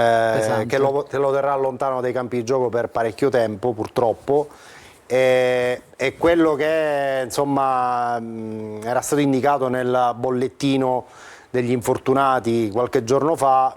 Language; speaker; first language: Italian; native; Italian